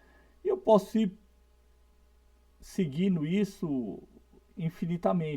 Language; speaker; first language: Portuguese; native; Portuguese